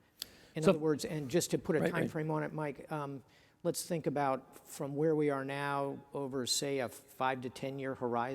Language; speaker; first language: English; native; English